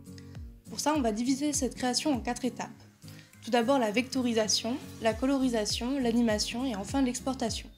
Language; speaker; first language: French; native; French